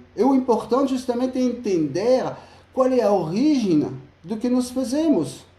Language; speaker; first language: Portuguese; non-native, fluent; French